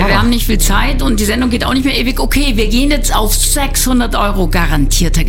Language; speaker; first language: German; native; German